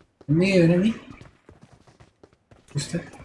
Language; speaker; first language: English; non-native, learner; Korean